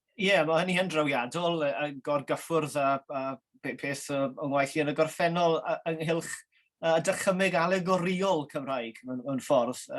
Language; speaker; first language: Welsh; native; Welsh